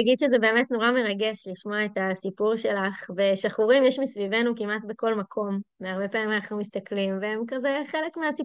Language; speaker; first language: Hebrew; native; Hebrew